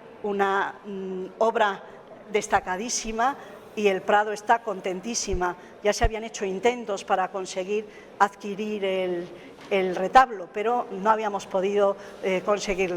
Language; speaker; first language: Spanish; native; Spanish